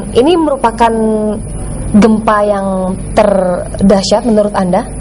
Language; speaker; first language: Indonesian; native; Indonesian